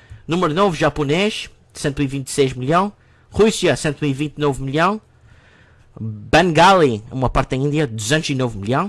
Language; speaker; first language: Portuguese; non-native, learner; English